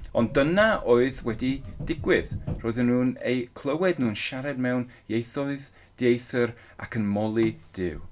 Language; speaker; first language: Welsh; non-native, local second language; English